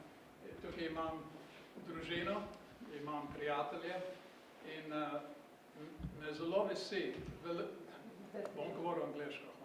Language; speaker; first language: Slovenian; early bilingual, heritage; Slovenian